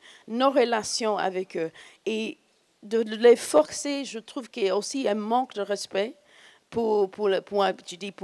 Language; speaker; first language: French; non-native, fluent; English